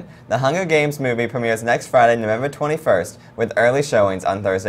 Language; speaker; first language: English; native; English